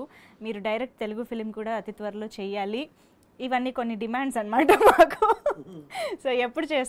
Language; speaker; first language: Telugu; native; Telugu